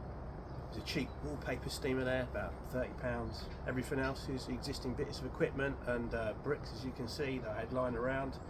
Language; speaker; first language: English; native; English